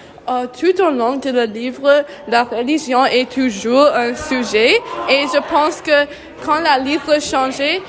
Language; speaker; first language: French; non-native, learner; English